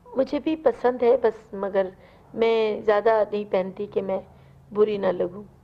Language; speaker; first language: Urdu; non-native, local second language; Punjabi